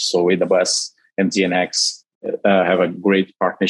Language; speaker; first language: English; non-native, fluent; Portuguese